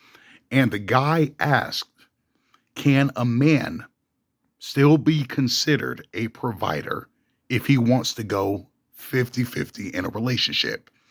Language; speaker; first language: English; native; English